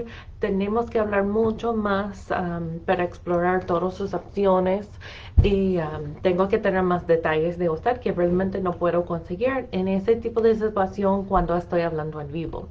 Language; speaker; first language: Spanish; non-native, fluent; English